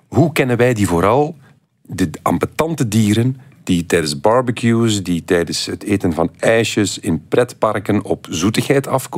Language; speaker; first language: Dutch; native; Dutch